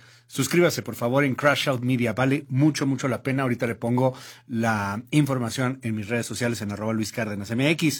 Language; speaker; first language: Spanish; native; Spanish